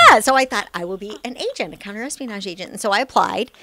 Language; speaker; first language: English; native; English